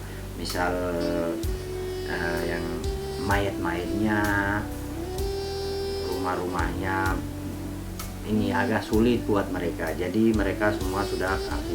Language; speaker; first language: Indonesian; non-native, fluent; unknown